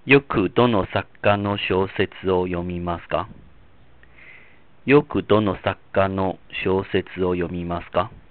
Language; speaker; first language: Japanese; non-native, fluent; Chinese